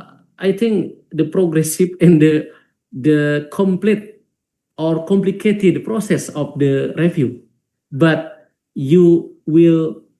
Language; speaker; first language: English; non-native, fluent; Indonesian